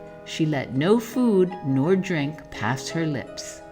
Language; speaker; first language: English; native; English